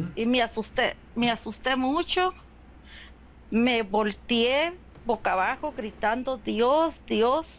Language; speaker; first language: Spanish; native; Spanish